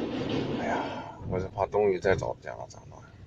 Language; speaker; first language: Chinese; native; Chinese